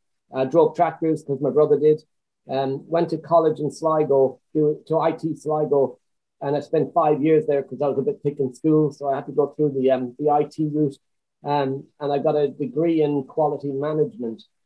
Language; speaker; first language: English; native; English